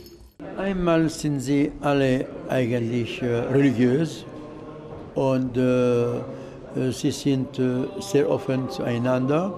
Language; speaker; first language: German; non-native, fluent; Arabic